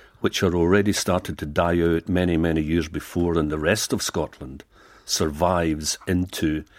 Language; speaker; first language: English; native; English